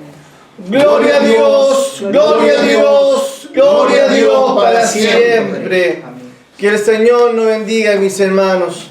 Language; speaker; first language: Spanish; native; Spanish